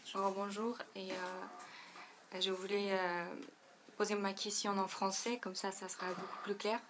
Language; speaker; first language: French; non-native, fluent; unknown